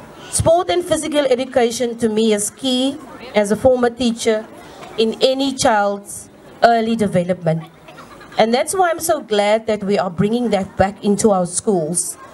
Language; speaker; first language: English; non-native, local second language; Afrikaans